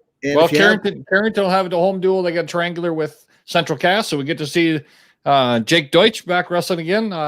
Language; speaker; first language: English; native; English